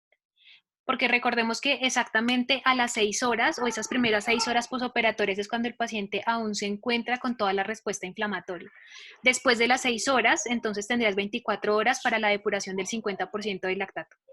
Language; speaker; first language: Spanish; native; Spanish